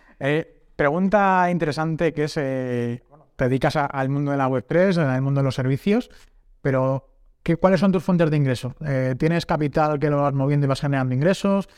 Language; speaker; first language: Spanish; native; Spanish